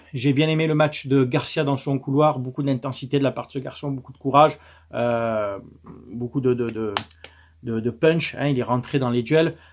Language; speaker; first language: French; native; French